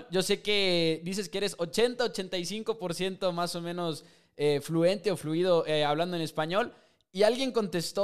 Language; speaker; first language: Spanish; native; Spanish